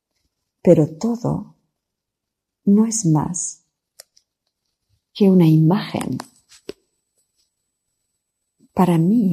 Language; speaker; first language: Spanish; non-native, fluent; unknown